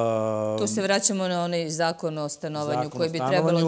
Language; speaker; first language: Serbian; native; Serbian